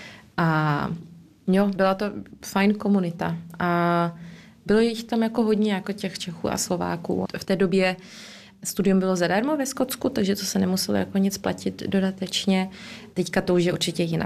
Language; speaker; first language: Czech; early bilingual, heritage; Czech